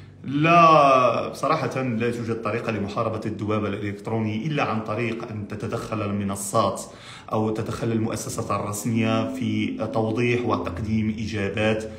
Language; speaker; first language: Arabic; native; Arabic